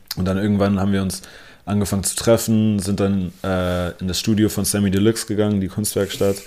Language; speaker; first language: German; non-native, local second language; English